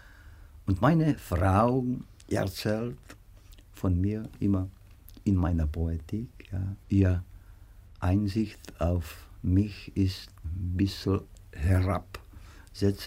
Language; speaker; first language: German; non-native, fluent; Czech